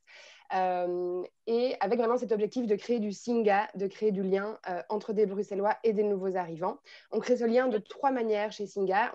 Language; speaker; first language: French; native; French